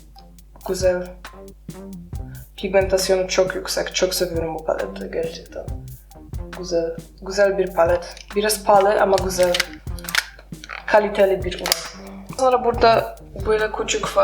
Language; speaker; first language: Turkish; non-native, learner; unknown